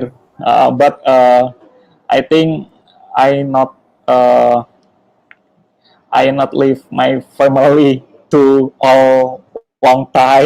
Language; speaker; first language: English; non-native, learner; Indonesian